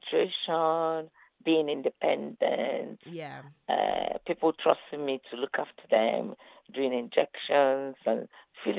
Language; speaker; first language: English; non-native, local second language; Igbo